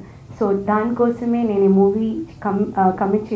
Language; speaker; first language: Telugu; non-native, fluent; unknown